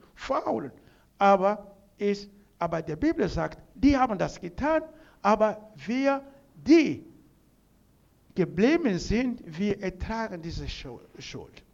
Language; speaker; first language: German; non-native, learner; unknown